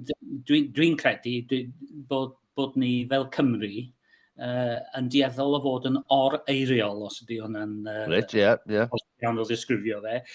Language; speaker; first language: Welsh; non-native, local second language; English